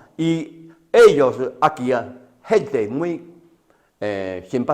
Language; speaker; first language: Spanish; non-native, learner; Chinese